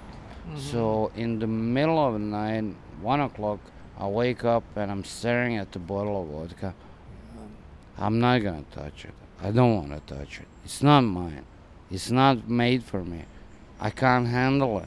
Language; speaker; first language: English; non-native, fluent; Croatian